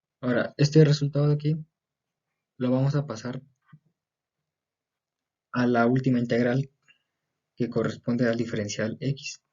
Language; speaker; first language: Spanish; native; Spanish